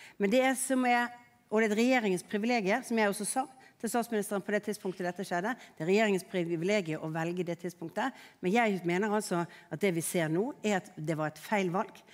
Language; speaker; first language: Norwegian; native; Norwegian